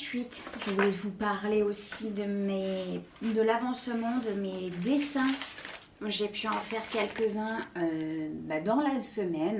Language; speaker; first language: French; native; French